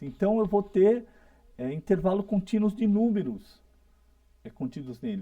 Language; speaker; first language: Portuguese; native; Portuguese